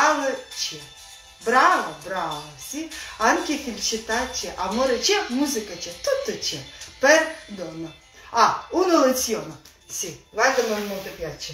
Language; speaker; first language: Italian; non-native, learner; Russian